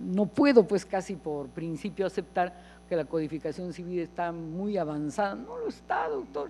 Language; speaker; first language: Spanish; native; Spanish